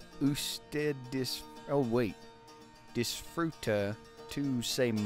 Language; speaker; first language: Spanish; non-native, learner; English